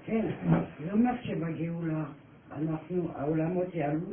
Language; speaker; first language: Hebrew; non-native, learner; French